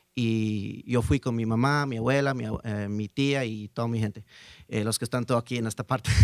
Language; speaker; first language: Spanish; early bilingual, heritage; Spanish